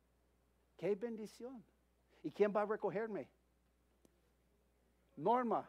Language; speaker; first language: Spanish; non-native, fluent; English